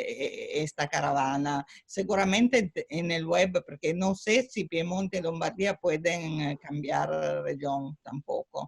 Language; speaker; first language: Spanish; non-native, fluent; Italian